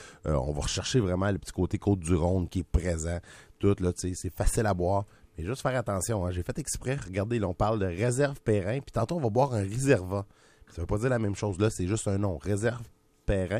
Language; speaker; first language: French; native; French